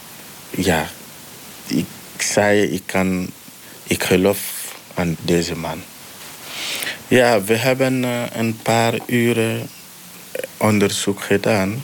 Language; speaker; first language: Dutch; non-native, learner; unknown